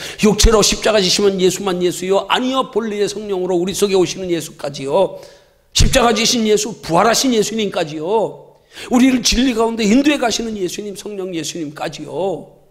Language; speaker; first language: Korean; native; Korean